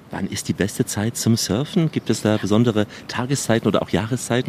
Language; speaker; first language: German; native; German